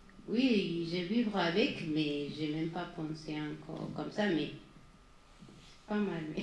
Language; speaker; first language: French; non-native, learner; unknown